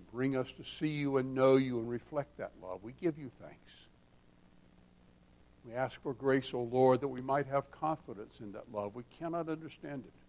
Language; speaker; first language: English; native; English